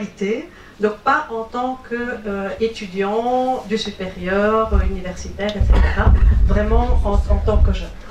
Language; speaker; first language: French; native; French